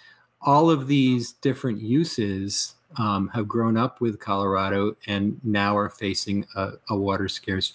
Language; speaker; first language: English; native; English